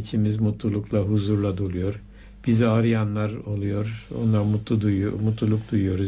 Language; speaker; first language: Turkish; native; Turkish